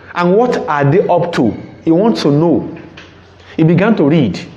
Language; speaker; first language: English; non-native, local second language; Yoruba